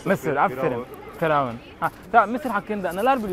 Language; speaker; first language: Turkish; non-native, learner; Arabic